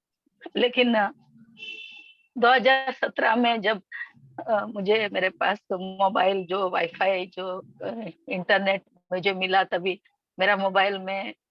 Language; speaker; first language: Hindi; non-native, local second language; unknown